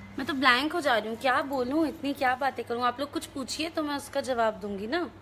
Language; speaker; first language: Hindi; non-native, local second language; Bhojpuri